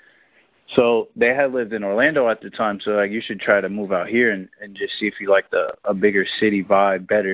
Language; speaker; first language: English; native; English